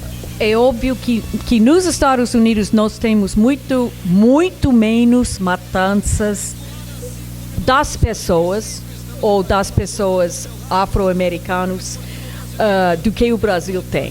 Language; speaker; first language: Portuguese; non-native, fluent; English